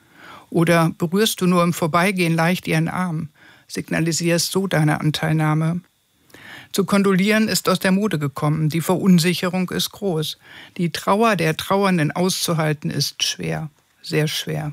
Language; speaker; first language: German; native; German